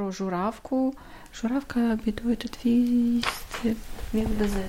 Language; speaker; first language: German; non-native, learner; Ukrainian